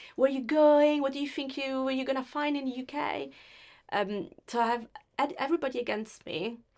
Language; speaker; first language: English; non-native, fluent; Italian